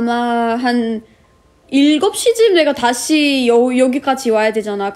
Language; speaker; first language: Korean; non-native, fluent; Russian